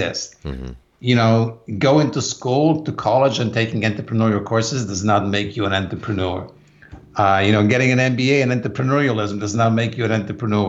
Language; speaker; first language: English; non-native, fluent; Polish